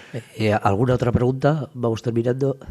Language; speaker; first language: Spanish; native; Spanish